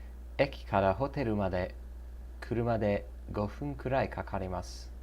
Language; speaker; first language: Japanese; non-native, learner; English